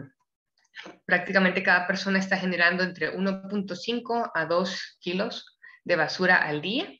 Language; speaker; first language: Spanish; native; Spanish